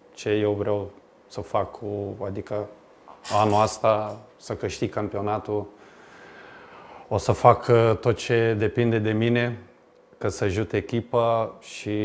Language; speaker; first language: Romanian; non-native, fluent; Lithuanian